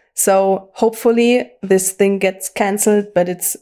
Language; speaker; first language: English; non-native, fluent; German